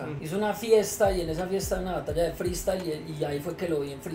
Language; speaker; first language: Spanish; native; Spanish